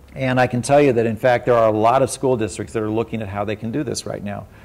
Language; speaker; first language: English; native; English